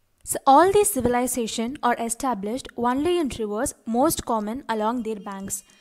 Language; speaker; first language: English; non-native, local second language; Tamil